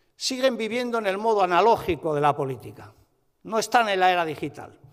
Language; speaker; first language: Spanish; native; Spanish